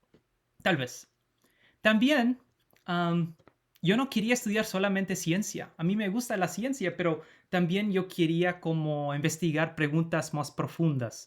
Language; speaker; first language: Spanish; non-native, fluent; English